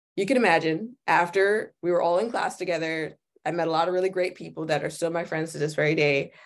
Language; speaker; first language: English; native; English